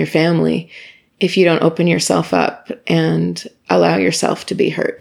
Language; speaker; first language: English; native; English